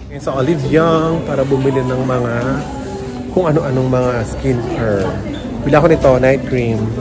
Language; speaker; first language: Filipino; native; Filipino